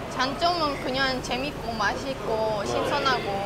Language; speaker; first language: Korean; non-native, fluent; Japanese